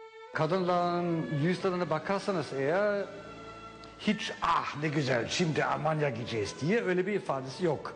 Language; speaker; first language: Turkish; non-native, fluent; German